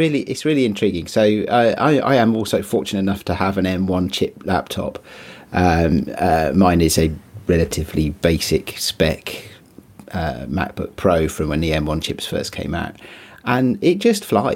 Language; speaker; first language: English; native; English